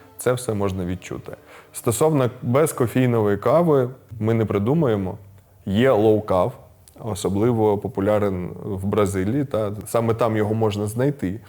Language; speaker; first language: Ukrainian; non-native, local second language; Russian